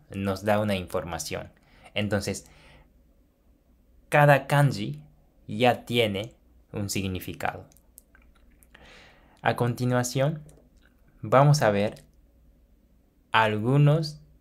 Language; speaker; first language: Spanish; non-native, fluent; Japanese